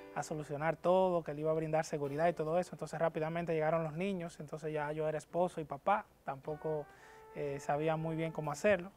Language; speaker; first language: Spanish; native; Spanish